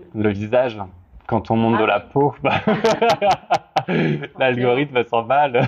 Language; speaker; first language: French; native; French